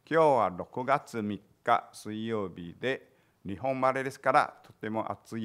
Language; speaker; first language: Japanese; non-native, fluent; Chinese